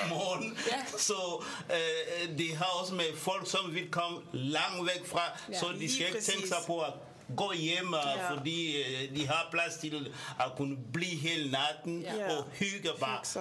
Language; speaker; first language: Danish; non-native, fluent; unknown